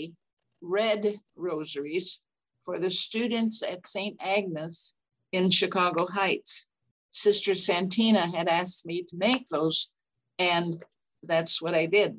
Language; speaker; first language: English; native; English